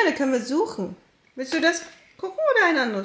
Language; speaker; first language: German; native; German